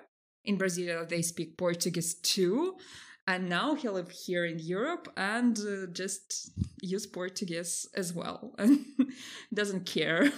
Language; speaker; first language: English; non-native, fluent; Russian